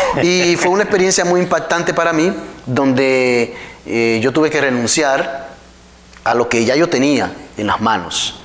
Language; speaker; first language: Spanish; native; Spanish